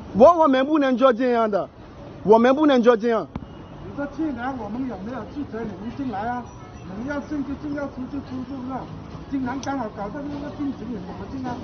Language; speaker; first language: Chinese; non-native, learner; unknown